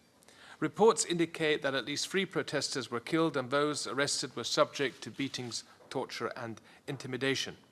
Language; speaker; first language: English; non-native, fluent; German